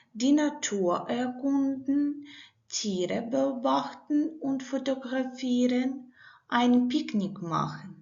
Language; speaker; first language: German; non-native, fluent; Ukrainian